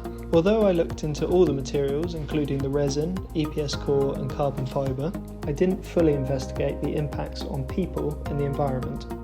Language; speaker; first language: English; native; English